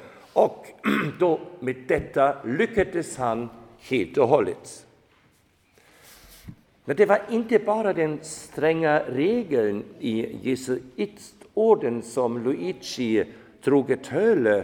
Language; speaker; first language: Swedish; non-native, fluent; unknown